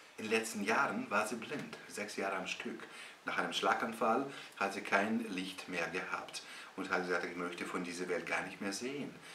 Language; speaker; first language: German; non-native, fluent; Russian